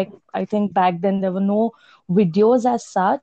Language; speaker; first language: English; non-native, local second language; Hindi